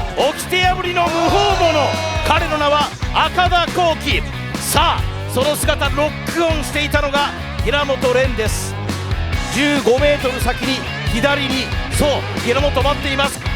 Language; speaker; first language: Japanese; native; Japanese